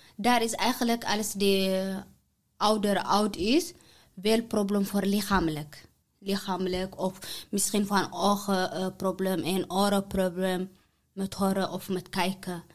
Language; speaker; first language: Dutch; non-native, learner; Tigrinya